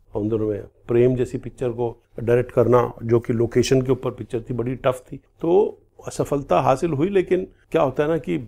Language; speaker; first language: Hindi; native; Hindi